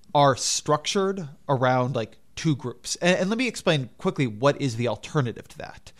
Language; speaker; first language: English; native; English